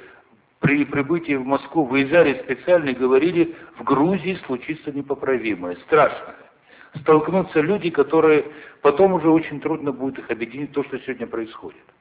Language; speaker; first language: Russian; non-native, local second language; Ossetic